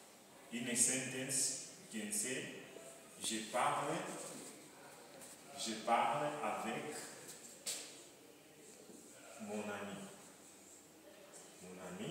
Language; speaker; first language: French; non-native, fluent; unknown